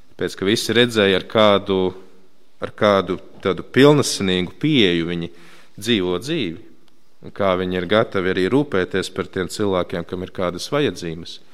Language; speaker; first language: Latvian; native; Latvian